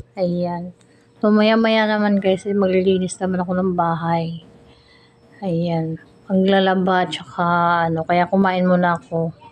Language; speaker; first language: Filipino; non-native, local second language; Cebuano